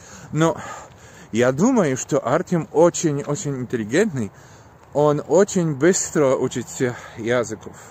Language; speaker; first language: Russian; non-native, learner; Polish